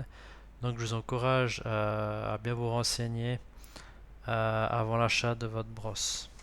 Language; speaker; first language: French; native; French